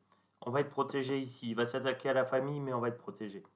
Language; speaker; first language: French; native; French